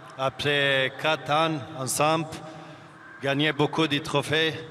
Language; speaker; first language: French; non-native, learner; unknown